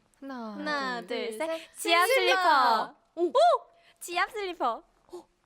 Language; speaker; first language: Korean; non-native, fluent; Japanese